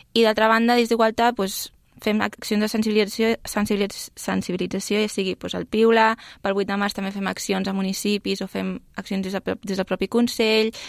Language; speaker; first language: Catalan; native; Catalan